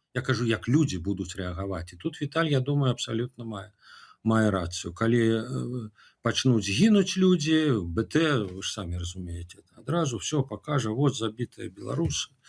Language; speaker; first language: Belarusian; non-native, local second language; Russian